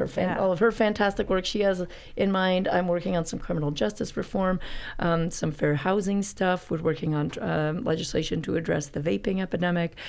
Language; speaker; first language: English; native; English